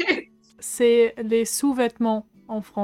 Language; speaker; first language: French; non-native, fluent; German